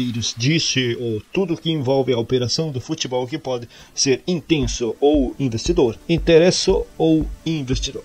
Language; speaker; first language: Portuguese; native; Portuguese